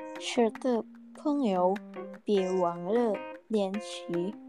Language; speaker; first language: Chinese; non-native, learner; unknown